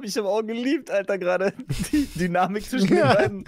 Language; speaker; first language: German; native; German